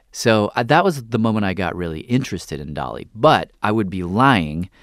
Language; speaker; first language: English; native; English